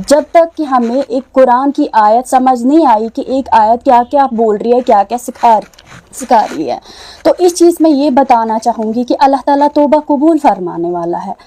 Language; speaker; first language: Urdu; non-native, local second language; Kashmiri